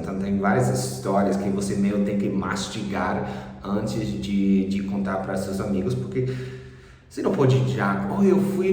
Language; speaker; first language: Portuguese; early bilingual, other home language; English